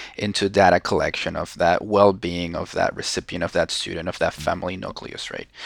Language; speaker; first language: English; non-native, fluent; Spanish